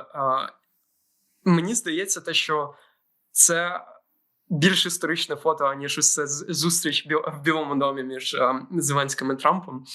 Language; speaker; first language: Ukrainian; native; Ukrainian